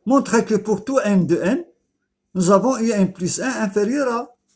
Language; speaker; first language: French; non-native, local second language; Arabic